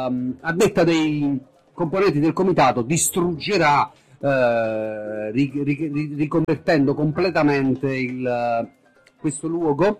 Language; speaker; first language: Italian; native; Italian